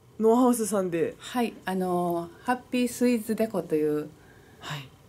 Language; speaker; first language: Japanese; native; Japanese